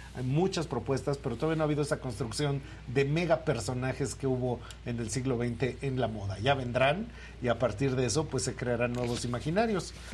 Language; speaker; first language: Spanish; native; Spanish